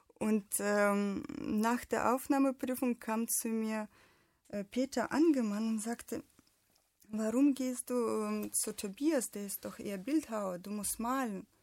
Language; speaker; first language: German; non-native, fluent; Russian